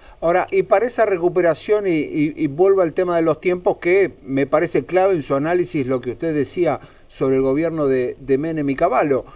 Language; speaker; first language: Spanish; native; Spanish